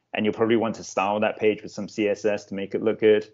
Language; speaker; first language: English; native; English